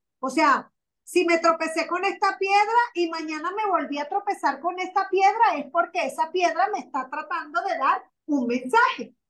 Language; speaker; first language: Spanish; native; Spanish